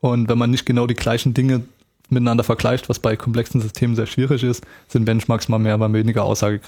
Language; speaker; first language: German; native; German